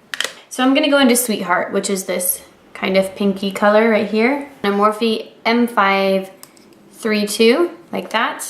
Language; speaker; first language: English; native; English